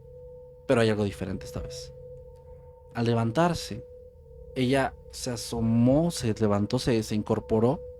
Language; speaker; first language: Spanish; native; Spanish